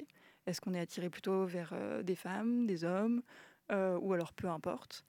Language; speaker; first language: French; native; French